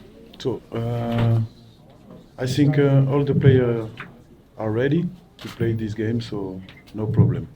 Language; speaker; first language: English; non-native, learner; French